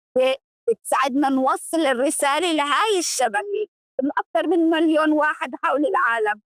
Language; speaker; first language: Arabic; early bilingual, heritage; Arabic